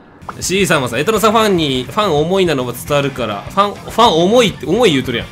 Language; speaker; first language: Japanese; native; Japanese